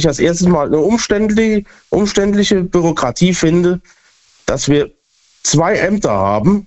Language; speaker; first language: German; native; German